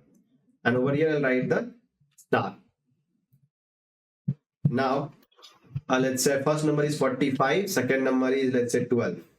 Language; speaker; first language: English; non-native, local second language; Hindi